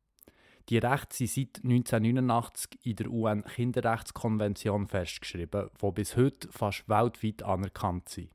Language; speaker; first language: German; native; German